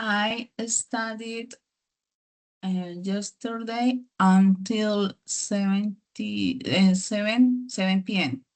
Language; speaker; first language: English; non-native, learner; Spanish